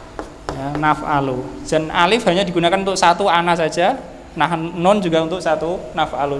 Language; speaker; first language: Indonesian; native; Indonesian